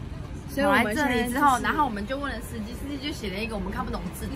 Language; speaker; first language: Chinese; native; Chinese